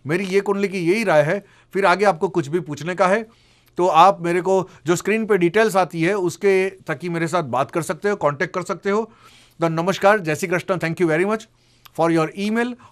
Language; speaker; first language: Hindi; non-native, local second language; Gujarati